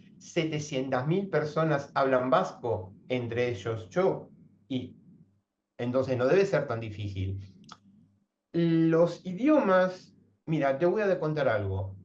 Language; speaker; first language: Spanish; native; Spanish